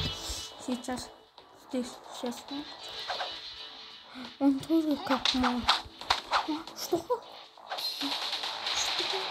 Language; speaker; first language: Russian; non-native, learner; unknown